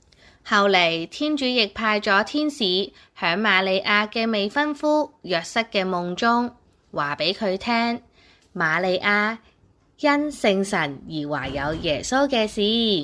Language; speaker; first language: Chinese; native; Chinese